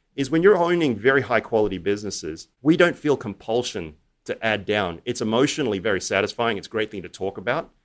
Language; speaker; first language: English; native; English